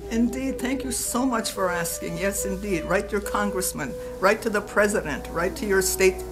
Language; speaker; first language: English; native; English